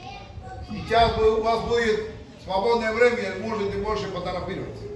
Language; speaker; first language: Russian; non-native, fluent; Spanish